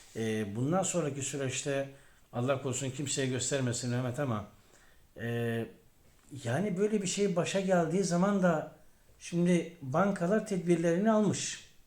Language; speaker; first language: Turkish; native; Turkish